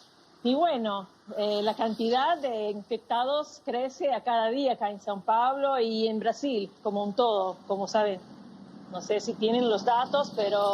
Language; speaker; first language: Spanish; non-native, fluent; Portuguese